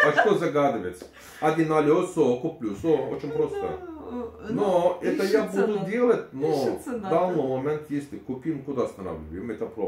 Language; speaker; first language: Russian; non-native, learner; Turkish